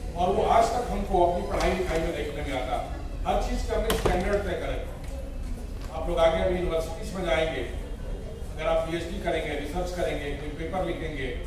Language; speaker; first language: Hindi; native; Hindi